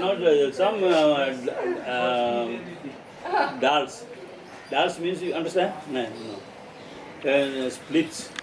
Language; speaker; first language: English; non-native, local second language; Malayalam